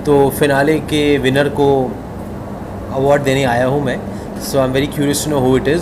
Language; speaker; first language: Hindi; native; Hindi